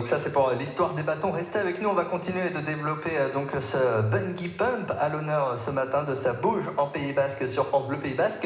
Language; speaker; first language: French; native; French